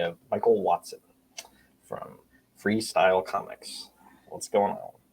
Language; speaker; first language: English; native; English